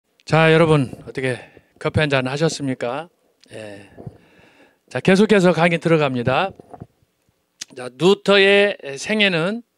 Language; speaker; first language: Korean; native; Korean